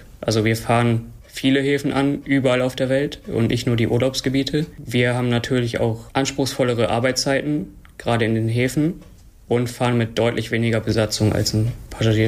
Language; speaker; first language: German; native; German